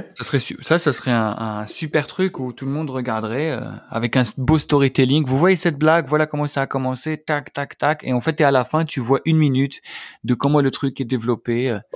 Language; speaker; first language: French; non-native, local second language; Arabic